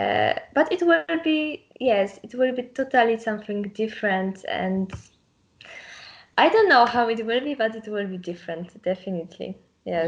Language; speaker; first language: English; non-native, learner; Polish